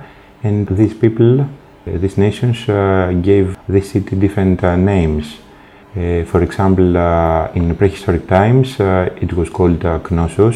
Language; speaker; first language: English; non-native, fluent; Greek